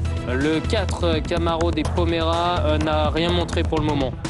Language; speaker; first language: French; native; French